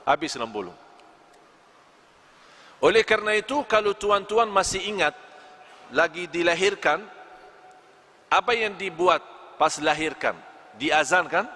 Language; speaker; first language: Indonesian; non-native, fluent; Arabic